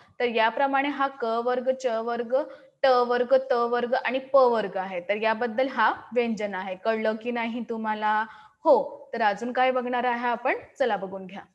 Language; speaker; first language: Marathi; non-native, local second language; Hindi